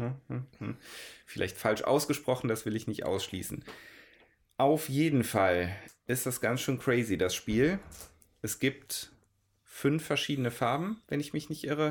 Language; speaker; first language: German; native; German